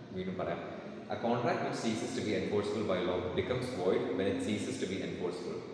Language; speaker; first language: English; non-native, local second language; Malayalam